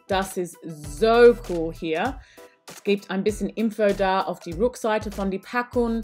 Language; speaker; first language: German; non-native, learner; English